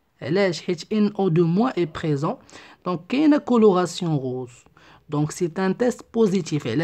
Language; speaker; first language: French; non-native, local second language; Arabic